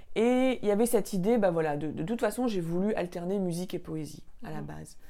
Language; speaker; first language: French; native; French